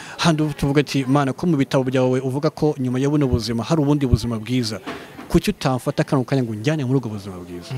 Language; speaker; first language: Kinyarwanda; early bilingual, heritage; Kinyarwanda